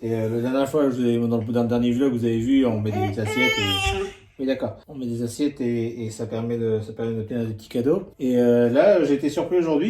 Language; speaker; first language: French; native; French